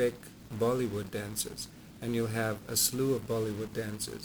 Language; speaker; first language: English; non-native, local second language; Punjabi